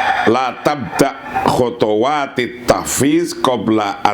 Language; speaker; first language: Arabic; non-native, fluent; Indonesian